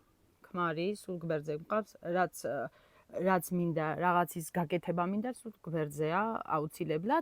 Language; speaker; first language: Georgian; non-native, local second language; Armenian